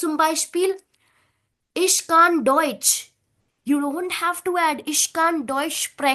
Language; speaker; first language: German; non-native, fluent; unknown